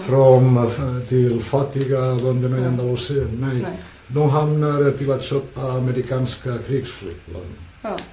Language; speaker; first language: Swedish; non-native, fluent; Catalan